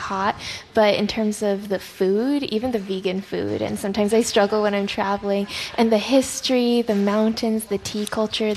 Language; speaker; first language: English; non-native, local second language; Chinese